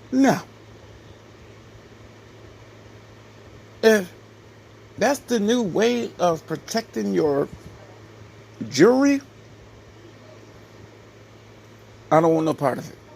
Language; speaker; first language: English; native; English